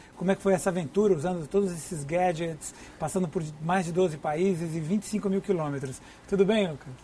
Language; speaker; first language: Portuguese; native; Portuguese